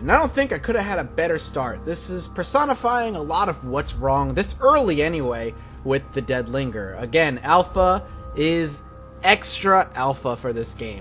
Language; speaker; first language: English; native; English